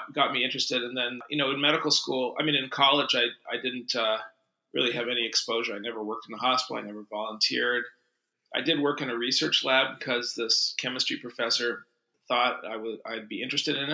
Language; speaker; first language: English; native; English